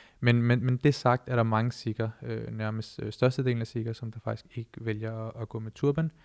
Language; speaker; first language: Danish; early bilingual, other home language; Punjabi